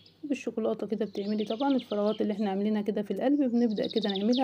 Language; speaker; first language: Arabic; native; Arabic